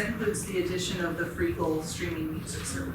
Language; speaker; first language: English; native; English